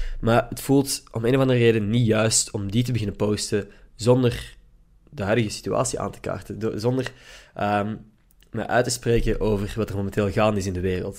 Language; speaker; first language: Dutch; native; Dutch